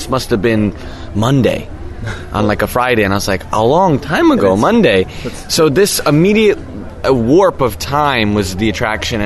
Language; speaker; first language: English; native; English